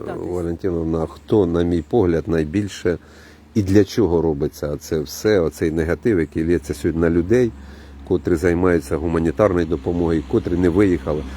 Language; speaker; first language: Ukrainian; native; Ukrainian